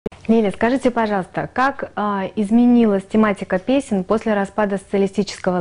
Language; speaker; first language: Russian; native; Russian